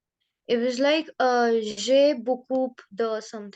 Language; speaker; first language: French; non-native, learner; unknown